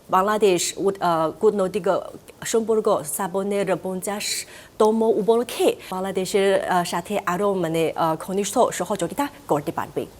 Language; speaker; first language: Bangla; non-native, fluent; Chinese